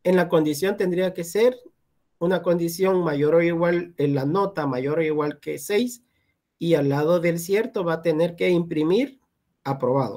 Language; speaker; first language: Spanish; native; Spanish